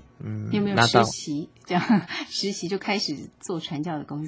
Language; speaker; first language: Chinese; native; Chinese